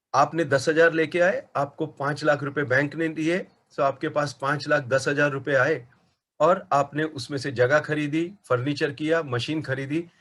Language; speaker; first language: Hindi; non-native, local second language; Marathi